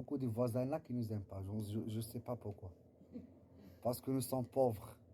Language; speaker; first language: French; non-native, learner; Arabic